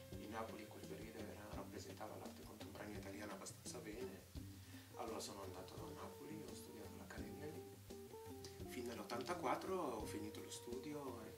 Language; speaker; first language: Italian; non-native, fluent; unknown